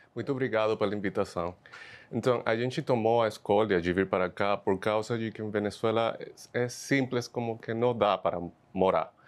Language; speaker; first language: Portuguese; non-native, fluent; Spanish